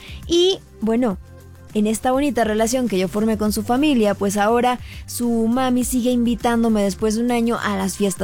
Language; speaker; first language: Spanish; native; Spanish